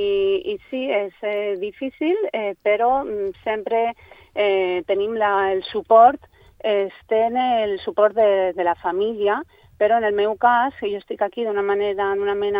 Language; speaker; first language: Catalan; non-native, local second language; Spanish